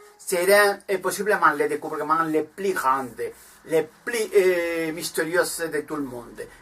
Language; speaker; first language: French; non-native, learner; Spanish